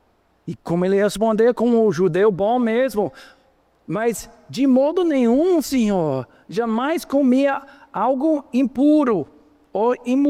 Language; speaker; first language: Portuguese; non-native, fluent; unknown